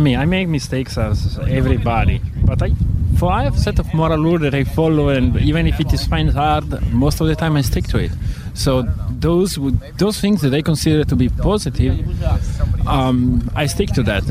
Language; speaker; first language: English; non-native, fluent; Italian